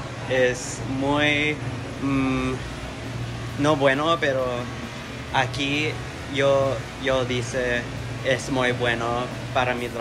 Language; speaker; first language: Spanish; non-native, learner; English